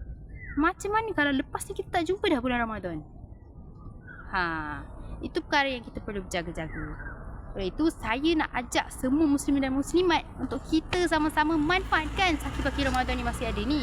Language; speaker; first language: Malay; native; Malay